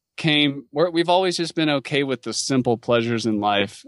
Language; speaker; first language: English; native; English